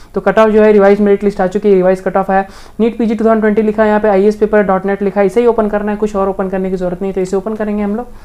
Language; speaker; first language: Hindi; native; Hindi